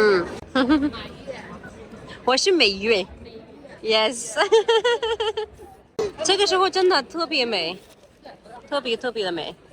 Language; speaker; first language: Chinese; non-native, fluent; Urdu